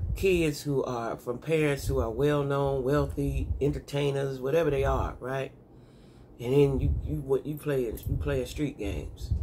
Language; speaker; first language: English; native; English